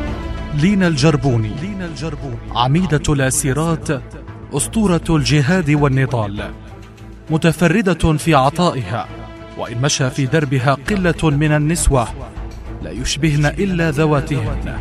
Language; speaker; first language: Arabic; native; Arabic